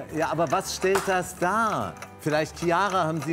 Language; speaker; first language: German; native; German